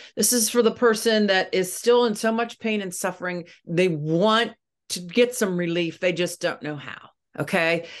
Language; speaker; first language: English; native; English